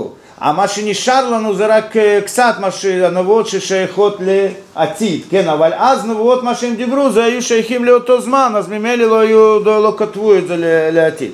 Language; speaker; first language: Hebrew; non-native, fluent; Russian